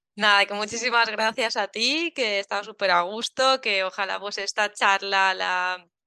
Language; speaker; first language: Spanish; native; Spanish